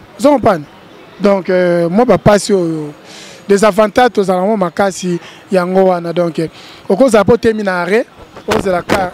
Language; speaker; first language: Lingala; native; Lingala